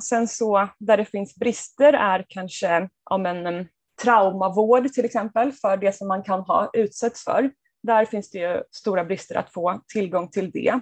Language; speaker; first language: Swedish; native; Swedish